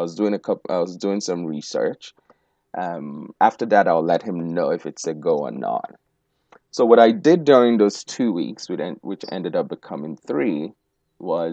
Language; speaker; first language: English; non-native, local second language; Igbo